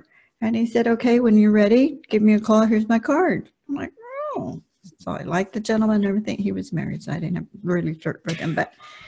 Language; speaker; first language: English; early bilingual, other home language; Spanish